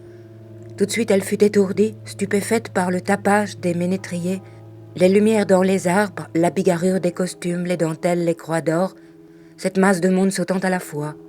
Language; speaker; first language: French; native; French